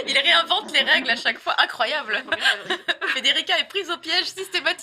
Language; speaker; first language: French; native; French